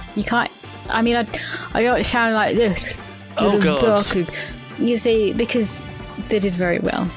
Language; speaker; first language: English; native; English